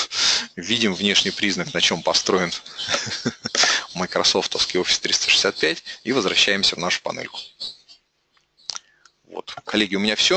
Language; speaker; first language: Russian; native; Russian